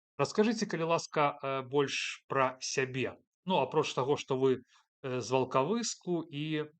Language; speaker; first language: Belarusian; non-native, local second language; Russian